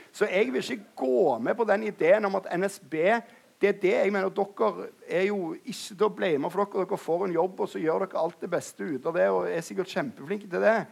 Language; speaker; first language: Norwegian; native; Norwegian